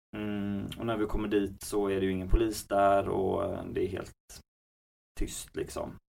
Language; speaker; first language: Swedish; native; Swedish